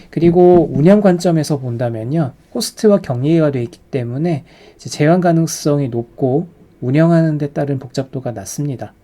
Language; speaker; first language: Korean; native; Korean